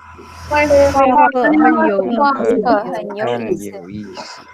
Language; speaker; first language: Chinese; non-native, learner; Indonesian